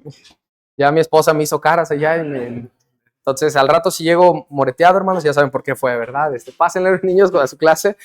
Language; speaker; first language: Spanish; native; Spanish